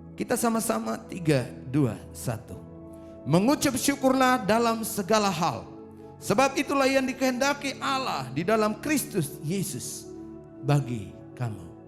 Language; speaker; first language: Indonesian; non-native, local second language; Tetum